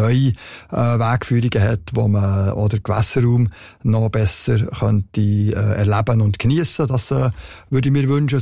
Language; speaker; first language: German; native; German